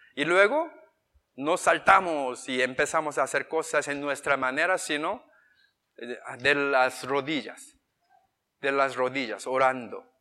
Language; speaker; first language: Spanish; non-native, fluent; Korean